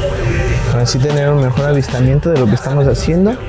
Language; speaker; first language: Spanish; native; Spanish